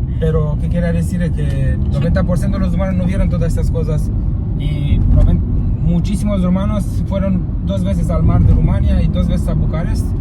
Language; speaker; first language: Spanish; non-native, fluent; Romanian